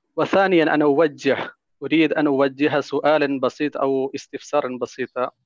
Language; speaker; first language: Arabic; non-native, fluent; Indonesian